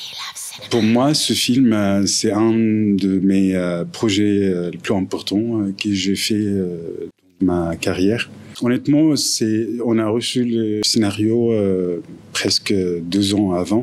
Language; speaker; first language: French; non-native, fluent; Arabic